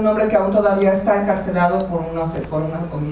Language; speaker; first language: Spanish; native; Spanish